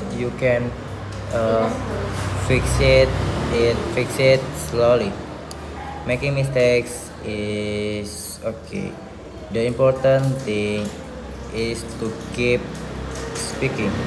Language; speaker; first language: English; non-native, learner; Indonesian